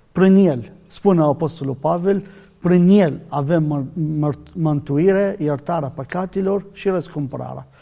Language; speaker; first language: Romanian; non-native, learner; Arabic